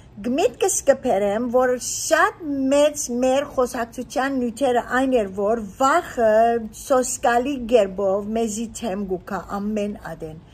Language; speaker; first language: Armenian; early bilingual, heritage; Armenian